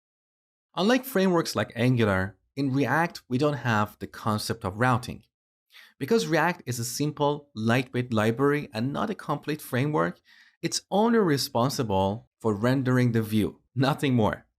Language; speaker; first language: English; native; English